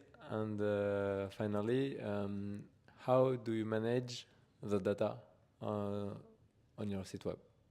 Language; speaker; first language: English; non-native, learner; French